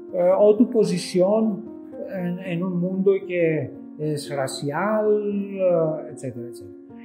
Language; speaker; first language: Spanish; non-native, fluent; Greek